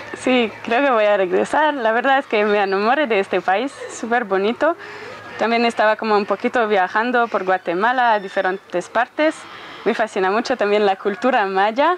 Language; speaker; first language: Spanish; non-native, fluent; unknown